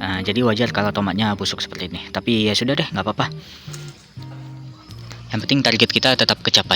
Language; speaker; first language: Indonesian; native; Indonesian